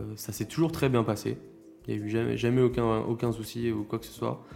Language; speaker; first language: French; native; French